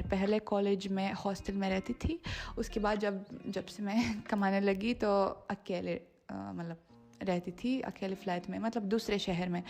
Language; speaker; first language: Hindi; non-native, fluent; Russian